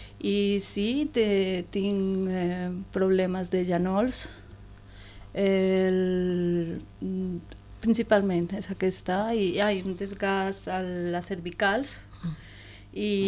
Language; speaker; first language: Catalan; non-native, learner; Spanish